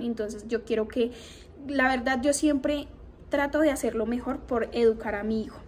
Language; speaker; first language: Spanish; native; Spanish